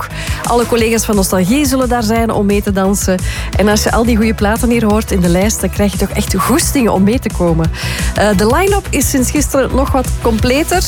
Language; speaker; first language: Dutch; native; Dutch